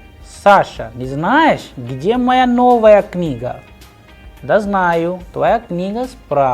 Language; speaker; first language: Russian; non-native, fluent; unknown